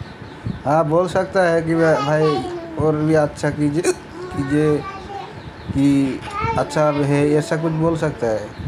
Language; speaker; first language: Hindi; non-native, local second language; Bangla